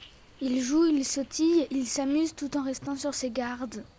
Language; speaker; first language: French; native; French